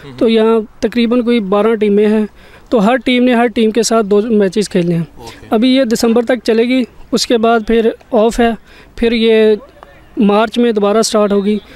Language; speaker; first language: Urdu; non-native, local second language; Punjabi